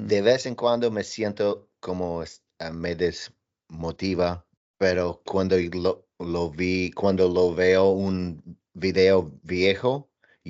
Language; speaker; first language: Spanish; non-native, learner; English